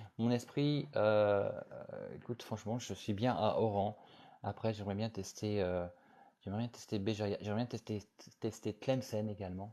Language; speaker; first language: French; native; French